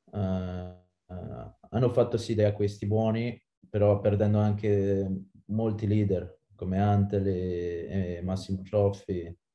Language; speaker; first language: Italian; non-native, fluent; French